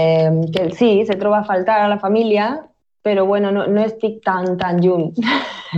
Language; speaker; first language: Catalan; non-native, local second language; Spanish